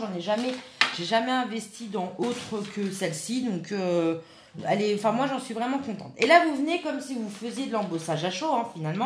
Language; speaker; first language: French; native; French